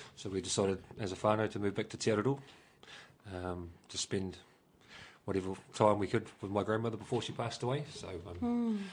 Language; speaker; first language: English; native; English